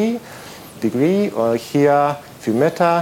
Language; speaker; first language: German; non-native, fluent; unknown